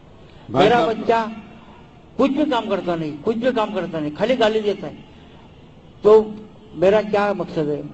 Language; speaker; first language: Hindi; non-native, local second language; Marathi